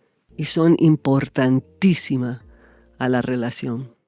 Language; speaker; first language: Spanish; non-native, fluent; English